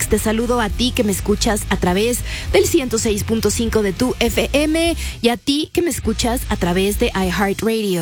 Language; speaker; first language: Spanish; native; Spanish